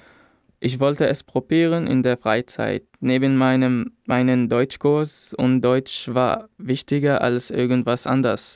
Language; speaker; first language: German; non-native, fluent; Arabic